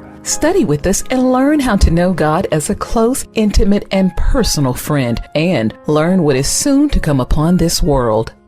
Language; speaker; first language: English; native; English